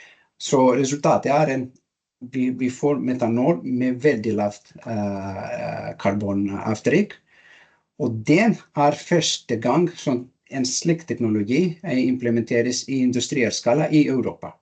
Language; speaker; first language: Norwegian; non-native, learner; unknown